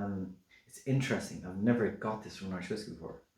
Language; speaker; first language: English; native; English